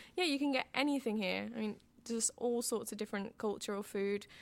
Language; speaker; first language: English; native; English